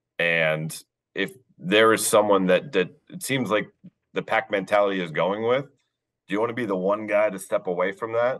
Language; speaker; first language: English; native; English